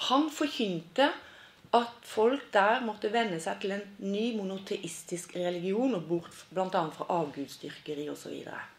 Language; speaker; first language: Norwegian; native; Norwegian